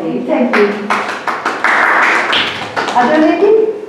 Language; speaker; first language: English; non-native, fluent; Hungarian